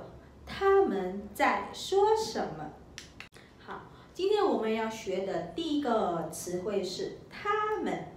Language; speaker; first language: Chinese; non-native, local second language; Malay